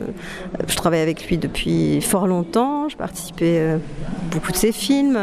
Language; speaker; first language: French; native; French